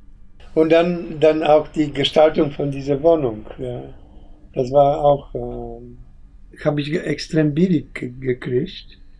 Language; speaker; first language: German; non-native, fluent; Polish